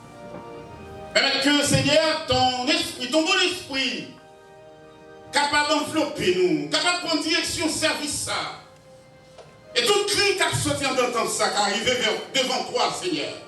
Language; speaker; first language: French; non-native, local second language; Haitian Creole